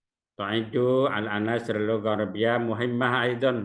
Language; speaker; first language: Arabic; non-native, learner; Indonesian